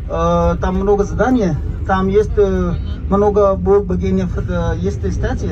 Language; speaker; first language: Russian; non-native, local second language; Hindi